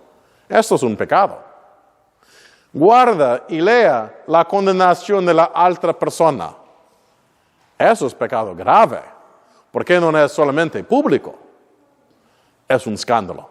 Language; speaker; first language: Spanish; non-native, learner; English